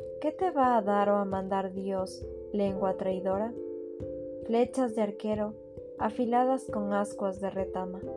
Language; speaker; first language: Spanish; native; Spanish